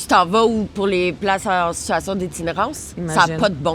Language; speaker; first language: French; native; French